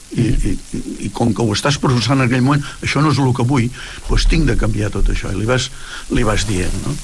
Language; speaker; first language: Catalan; native; Catalan